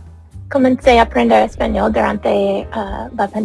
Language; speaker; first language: Spanish; non-native, learner; English